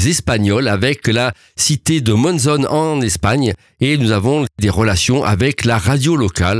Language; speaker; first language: French; native; French